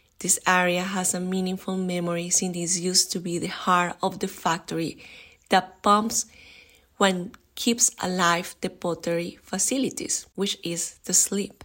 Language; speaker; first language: English; non-native, fluent; Spanish